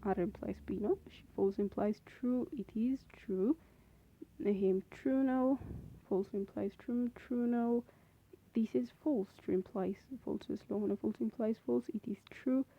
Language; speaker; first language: English; non-native, local second language; Amharic